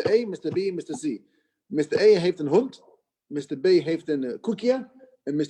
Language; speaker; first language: Dutch; non-native, fluent; English